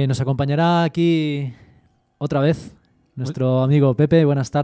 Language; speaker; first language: Spanish; native; Spanish